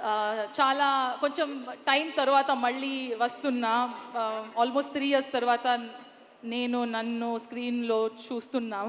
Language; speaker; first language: Telugu; non-native, learner; Kannada